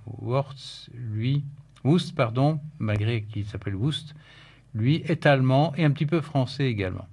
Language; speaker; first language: French; native; French